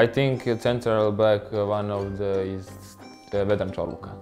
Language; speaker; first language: English; non-native, learner; Croatian